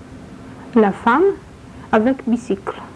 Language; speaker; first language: French; non-native, learner; Polish